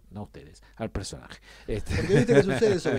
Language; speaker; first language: Spanish; native; Spanish